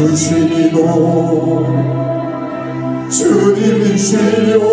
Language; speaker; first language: Korean; native; Korean